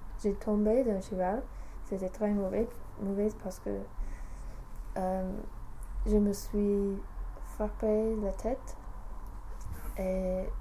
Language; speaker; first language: French; non-native, learner; English